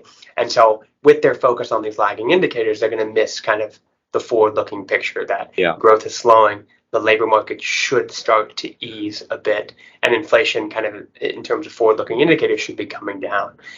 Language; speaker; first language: English; native; English